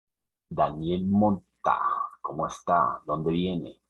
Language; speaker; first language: Spanish; native; Spanish